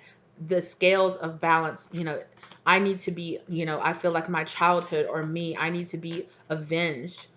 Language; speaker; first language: English; native; English